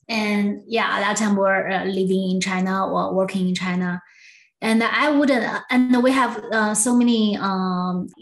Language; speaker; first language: English; non-native, learner; Chinese